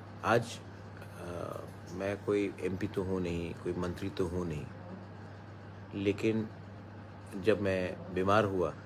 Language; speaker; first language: Hindi; non-native, local second language; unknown